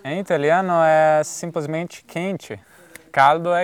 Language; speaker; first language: Portuguese; non-native, fluent; Italian